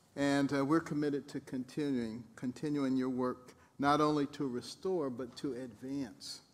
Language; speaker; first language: English; native; English